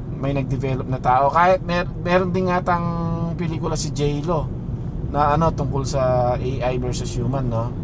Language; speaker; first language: Filipino; non-native, local second language; Pampanga